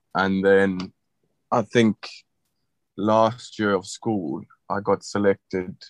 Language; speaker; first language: English; native; English